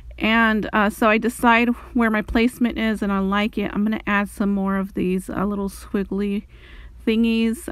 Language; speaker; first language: English; native; English